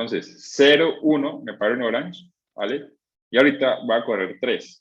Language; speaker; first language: Spanish; native; Spanish